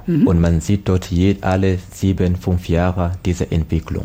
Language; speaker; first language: German; non-native, learner; Swahili